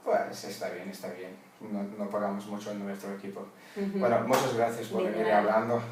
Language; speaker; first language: Spanish; non-native, learner; English